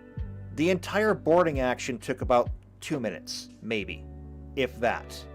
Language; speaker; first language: English; native; English